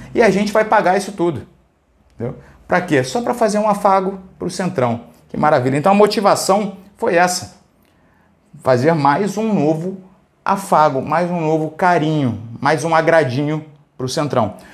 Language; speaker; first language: Portuguese; native; Portuguese